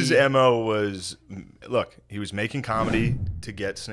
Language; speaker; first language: English; native; English